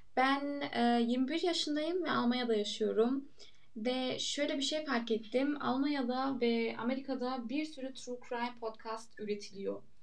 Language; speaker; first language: Turkish; early bilingual, heritage; Turkish